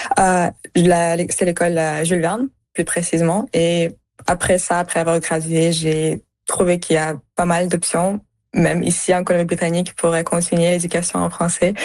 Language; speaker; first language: French; early bilingual, other home language; Russian